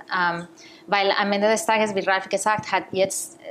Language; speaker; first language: German; non-native, fluent; Spanish